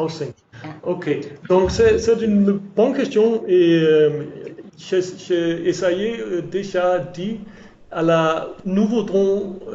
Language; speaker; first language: French; non-native, learner; English